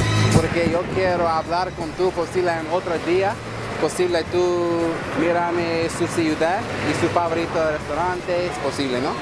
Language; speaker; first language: Spanish; non-native, learner; English